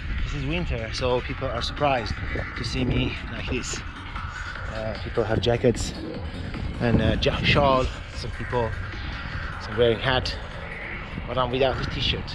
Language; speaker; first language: English; non-native, fluent; Persian